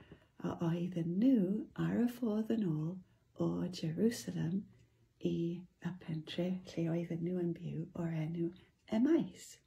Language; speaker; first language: Welsh; non-native, local second language; English